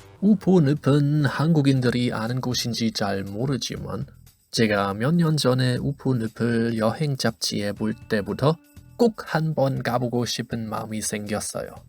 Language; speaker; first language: Korean; non-native, fluent; German